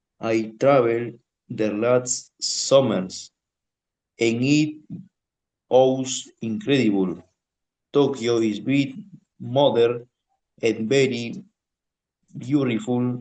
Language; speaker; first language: English; non-native, learner; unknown